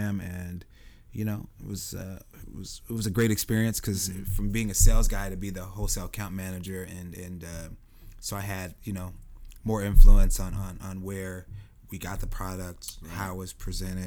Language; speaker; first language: English; native; English